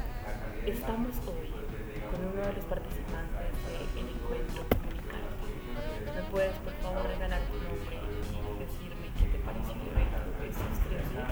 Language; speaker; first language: Spanish; native; Spanish